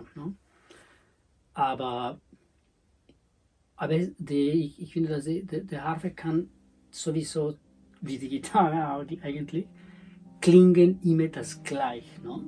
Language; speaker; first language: German; non-native, learner; Spanish